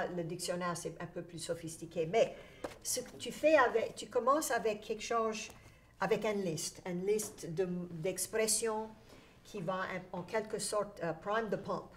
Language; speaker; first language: French; native; French